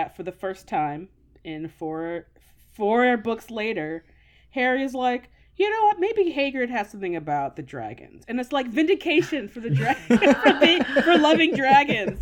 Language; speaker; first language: English; native; English